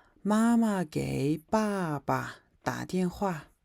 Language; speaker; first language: Chinese; non-native, fluent; Mongolian